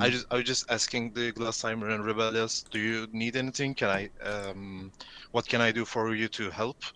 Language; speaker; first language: English; non-native, learner; Turkish